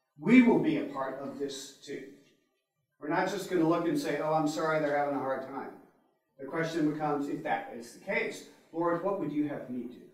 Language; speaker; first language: English; native; English